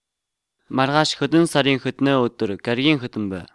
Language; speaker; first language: Mongolian; native; Mongolian